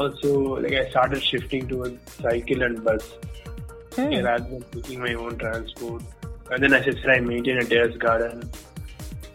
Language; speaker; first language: English; non-native, local second language; Tamil